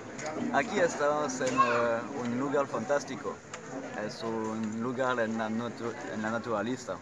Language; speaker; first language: Spanish; non-native, learner; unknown